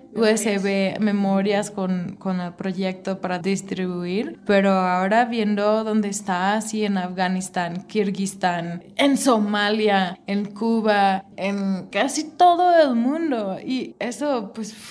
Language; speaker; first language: Spanish; non-native, fluent; English